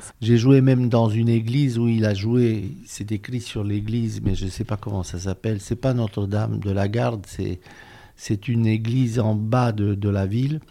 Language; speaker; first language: French; non-native, fluent; Romanian